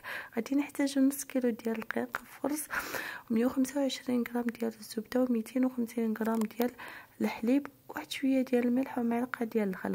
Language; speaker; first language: Arabic; native; Arabic